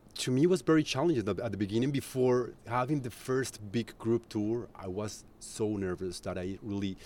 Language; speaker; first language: English; non-native, fluent; Spanish